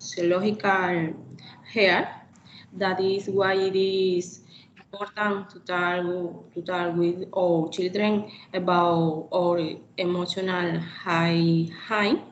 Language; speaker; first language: English; non-native, learner; Spanish